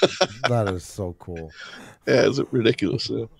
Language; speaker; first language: English; native; English